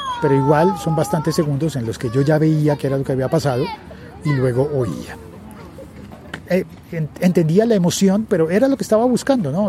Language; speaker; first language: Spanish; native; Spanish